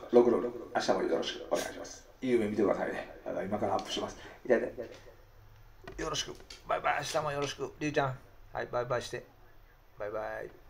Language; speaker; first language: Japanese; native; Japanese